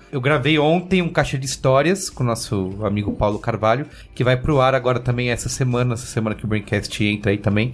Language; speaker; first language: Portuguese; native; Portuguese